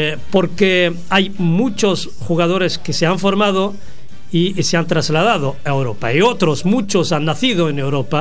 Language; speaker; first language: Spanish; non-native, fluent; Arabic